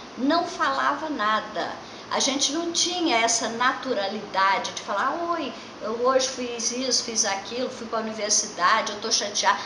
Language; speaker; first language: Portuguese; native; Portuguese